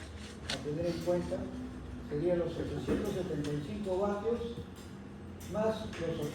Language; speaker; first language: Spanish; native; Spanish